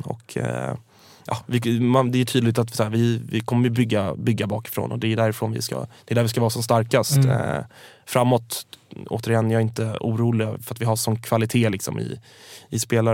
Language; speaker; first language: Swedish; native; Swedish